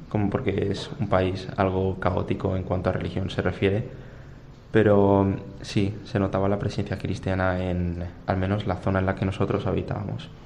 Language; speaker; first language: Spanish; native; Spanish